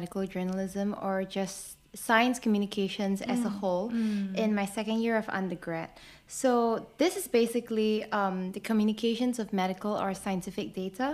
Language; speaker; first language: English; non-native, local second language; Chinese